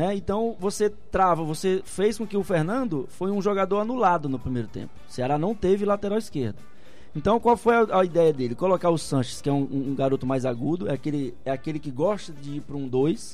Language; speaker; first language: Portuguese; native; Portuguese